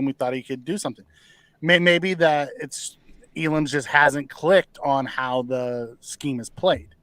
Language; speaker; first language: English; native; English